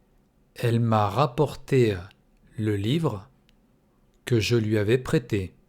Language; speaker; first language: French; non-native, fluent; Russian